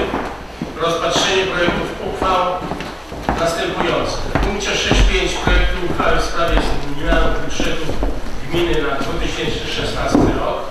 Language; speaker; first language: Polish; native; Polish